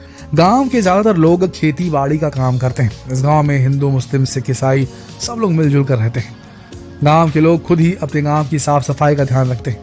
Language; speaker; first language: Hindi; native; Hindi